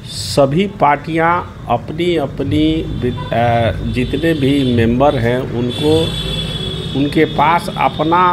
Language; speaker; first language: Hindi; native; Hindi